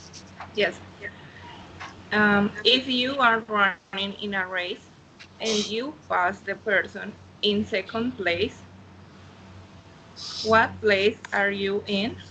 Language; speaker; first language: English; non-native, learner; Spanish